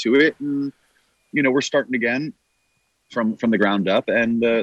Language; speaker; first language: English; native; English